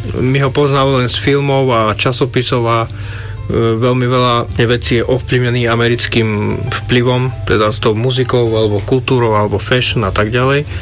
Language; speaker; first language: Slovak; native; Slovak